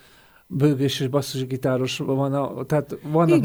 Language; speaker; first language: Hungarian; native; Hungarian